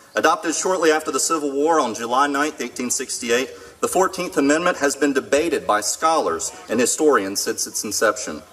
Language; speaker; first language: English; native; English